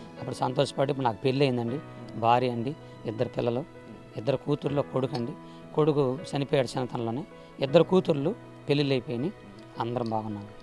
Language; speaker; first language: Telugu; non-native, local second language; Koya